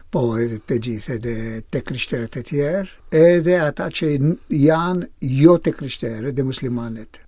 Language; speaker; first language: Albanian; non-native, fluent; Maltese